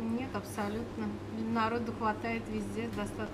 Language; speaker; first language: Russian; native; Russian